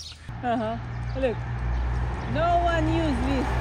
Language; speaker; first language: English; non-native, learner; Russian